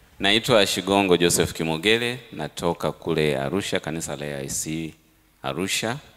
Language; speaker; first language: Swahili; native; Swahili